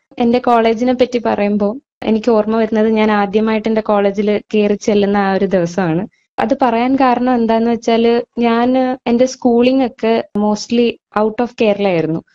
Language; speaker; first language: Malayalam; early bilingual, heritage; Malayalam